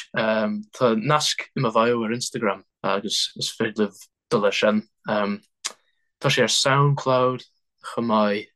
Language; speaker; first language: Irish; non-native, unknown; English